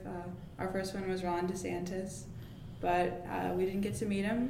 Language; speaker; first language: English; native; English